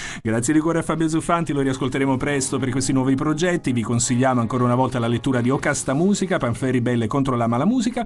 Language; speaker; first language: Italian; native; Italian